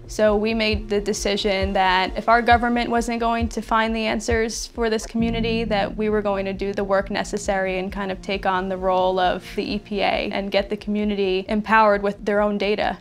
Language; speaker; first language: English; native; English